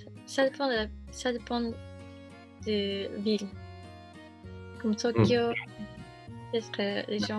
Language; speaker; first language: French; non-native, learner; Japanese